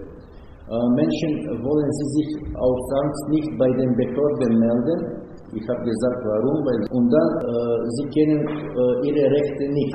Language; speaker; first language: German; non-native, learner; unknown